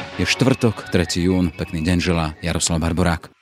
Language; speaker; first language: Slovak; native; Slovak